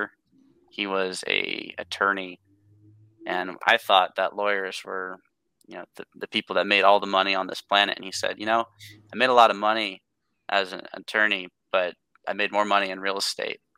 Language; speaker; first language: English; native; English